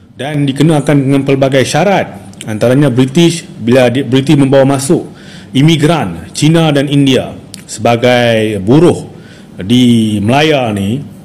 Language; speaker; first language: Malay; native; Malay